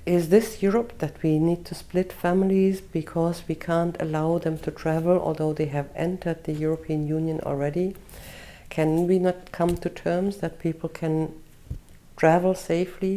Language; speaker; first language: English; non-native, fluent; German